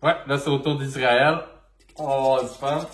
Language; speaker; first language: French; native; French